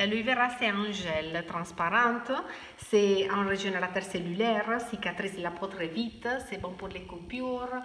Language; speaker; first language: French; non-native, fluent; Spanish